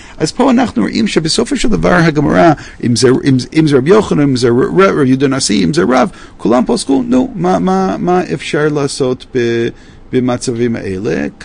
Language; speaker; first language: Hebrew; non-native, fluent; English